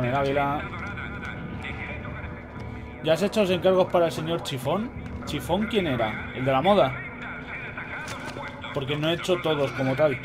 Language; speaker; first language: Spanish; native; Spanish